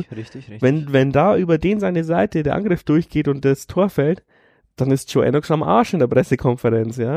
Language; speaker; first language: German; native; German